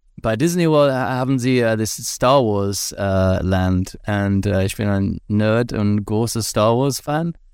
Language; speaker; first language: German; non-native, learner; English